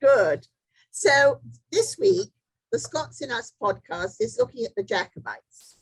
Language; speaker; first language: English; native; English